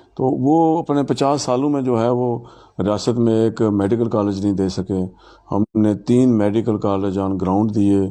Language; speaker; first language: Urdu; non-native, local second language; Pahari-Potwari